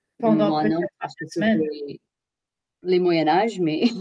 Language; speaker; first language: French; non-native, fluent; English